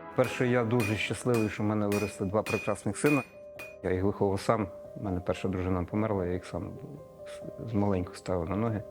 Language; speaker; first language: Ukrainian; native; Ukrainian